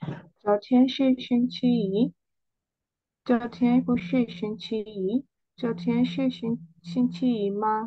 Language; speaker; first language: Chinese; non-native, learner; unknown